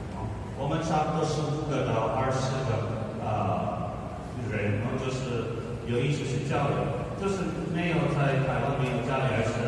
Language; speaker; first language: Chinese; non-native, fluent; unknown